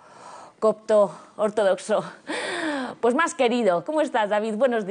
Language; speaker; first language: Spanish; native; Spanish